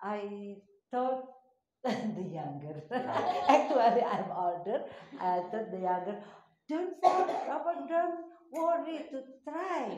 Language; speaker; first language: English; non-native, learner; Indonesian